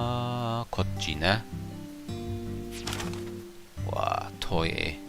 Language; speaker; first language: Japanese; non-native, learner; German